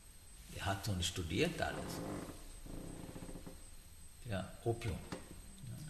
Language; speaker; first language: German; non-native, learner; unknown